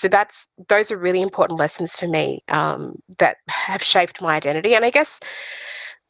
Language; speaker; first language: English; native; English